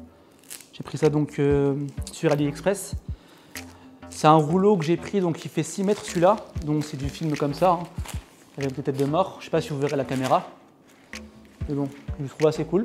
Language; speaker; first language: French; native; French